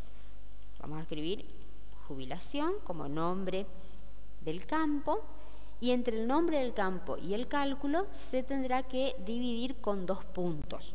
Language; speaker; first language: Spanish; native; Spanish